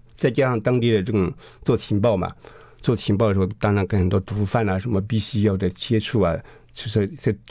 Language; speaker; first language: Chinese; early bilingual, heritage; Chinese